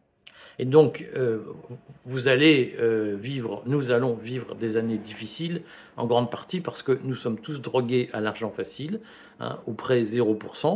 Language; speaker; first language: French; native; French